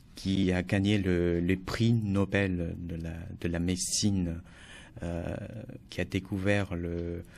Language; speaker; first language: French; non-native, fluent; Chinese